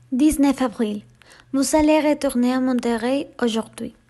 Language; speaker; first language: French; non-native, learner; Spanish